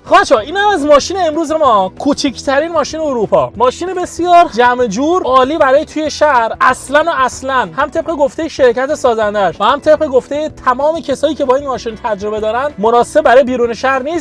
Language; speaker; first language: Persian; native; Persian